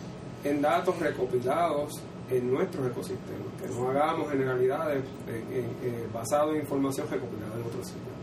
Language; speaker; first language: Spanish; native; Spanish